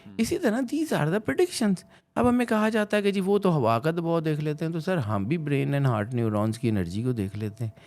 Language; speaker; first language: Urdu; non-native, local second language; Punjabi